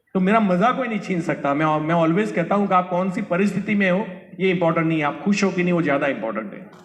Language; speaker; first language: Hindi; non-native, local second language; Gujarati